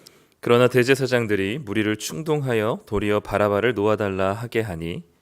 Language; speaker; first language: Korean; native; Korean